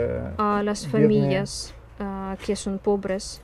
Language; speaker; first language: Spanish; non-native, learner; Ukrainian